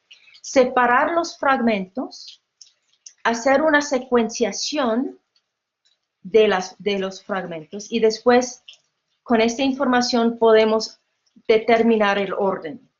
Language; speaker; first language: Spanish; non-native, fluent; English